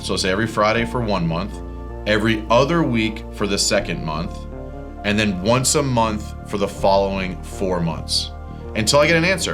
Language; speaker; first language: English; native; English